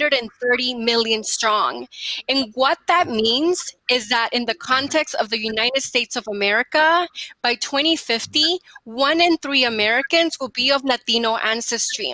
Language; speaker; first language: English; early bilingual, other home language; Spanish